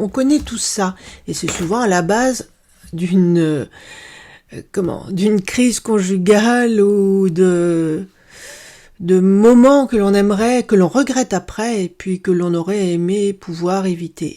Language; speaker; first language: French; native; French